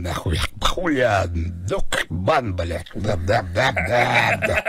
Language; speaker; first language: Russian; native; Russian